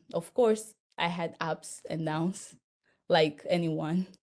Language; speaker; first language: English; non-native, fluent; Portuguese